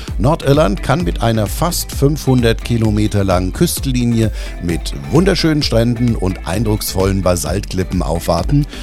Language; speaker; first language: German; native; German